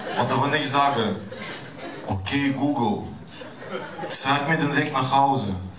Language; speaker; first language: German; non-native, fluent; Russian